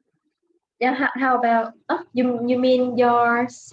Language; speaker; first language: English; non-native, fluent; Vietnamese